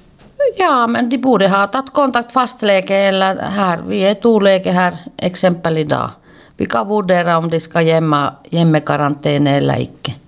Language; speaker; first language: Swedish; non-native, local second language; Finnish